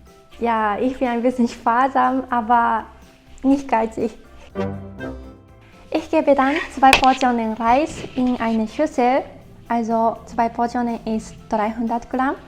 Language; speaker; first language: German; non-native, fluent; Japanese